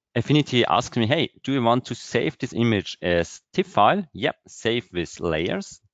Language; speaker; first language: English; non-native, fluent; German